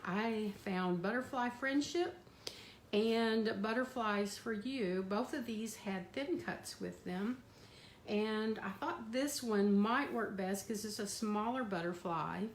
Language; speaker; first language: English; native; English